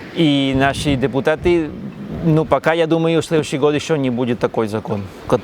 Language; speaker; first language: Russian; non-native, learner; Spanish